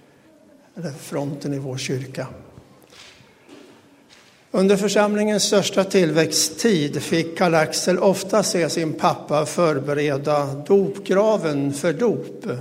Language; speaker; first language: Swedish; native; Swedish